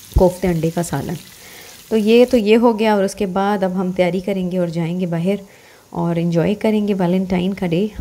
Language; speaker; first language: Urdu; native; Urdu